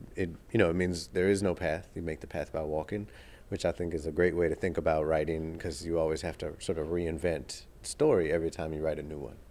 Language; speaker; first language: English; non-native, fluent; Arabic